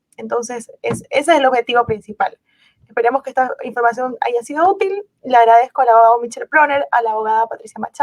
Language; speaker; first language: Spanish; native; Spanish